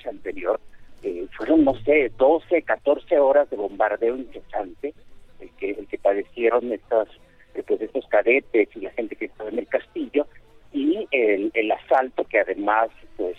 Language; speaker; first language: Spanish; native; Spanish